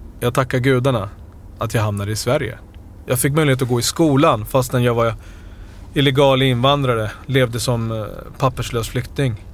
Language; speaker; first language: Swedish; early bilingual, other home language; Spanish